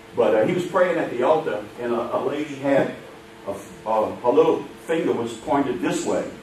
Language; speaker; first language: English; native; English